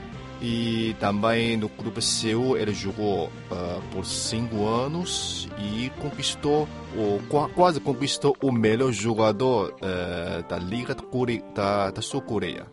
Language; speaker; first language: Portuguese; non-native, fluent; Chinese